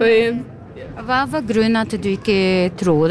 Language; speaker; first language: Norwegian; non-native, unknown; Portuguese